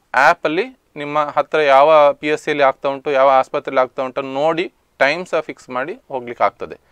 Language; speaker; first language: Kannada; native; Kannada